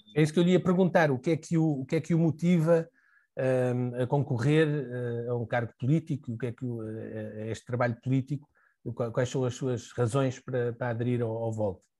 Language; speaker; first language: Portuguese; native; Portuguese